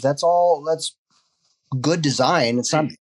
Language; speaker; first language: English; native; English